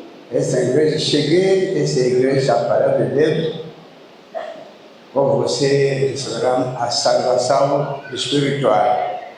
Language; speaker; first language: Portuguese; non-native, learner; Lingala